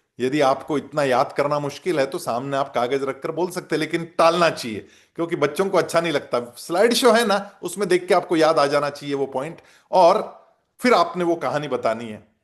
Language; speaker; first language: Hindi; non-native, local second language; Marathi